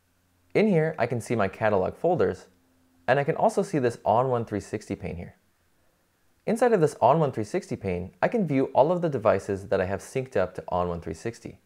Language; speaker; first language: English; native; English